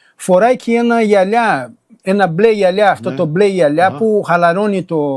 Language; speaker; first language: Greek; non-native, fluent; Portuguese